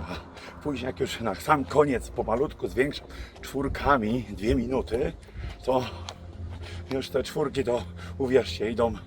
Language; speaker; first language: Polish; native; Polish